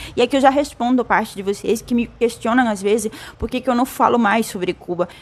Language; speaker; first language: Portuguese; non-native, fluent; Spanish